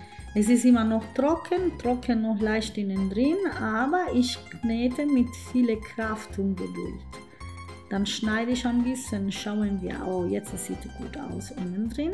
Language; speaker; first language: German; non-native, fluent; Italian